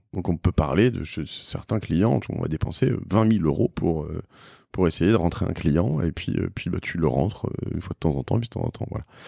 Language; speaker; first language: French; native; French